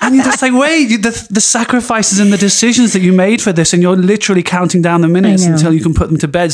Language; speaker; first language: English; native; English